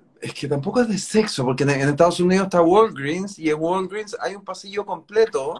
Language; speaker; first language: Spanish; native; Spanish